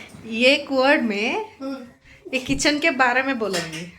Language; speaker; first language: Hindi; non-native, local second language; Telugu